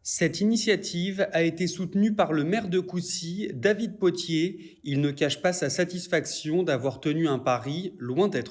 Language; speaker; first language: French; native; French